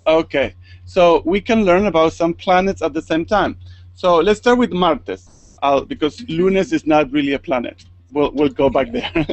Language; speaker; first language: English; non-native, fluent; Spanish